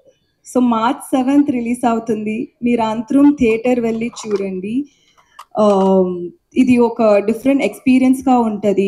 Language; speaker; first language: Telugu; non-native, learner; Tamil